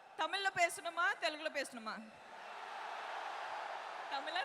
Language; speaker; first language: Tamil; non-native, local second language; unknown